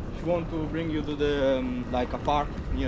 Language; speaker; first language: English; non-native, learner; Italian